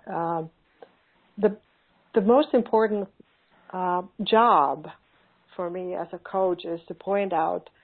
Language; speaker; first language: English; non-native, fluent; Finnish